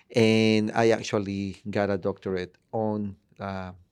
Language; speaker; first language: English; non-native, fluent; Spanish